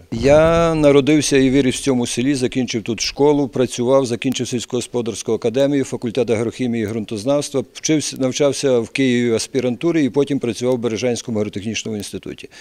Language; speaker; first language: Ukrainian; native; Ukrainian